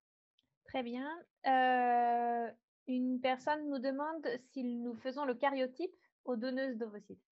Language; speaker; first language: French; native; French